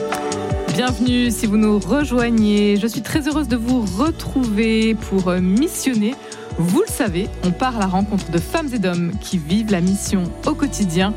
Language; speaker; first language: French; native; French